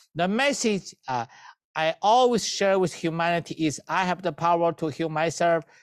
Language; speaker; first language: English; non-native, learner; Chinese